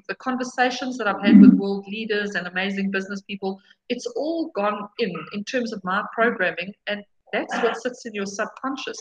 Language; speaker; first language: English; native; English